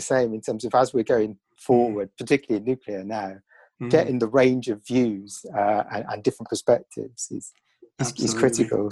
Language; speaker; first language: English; native; English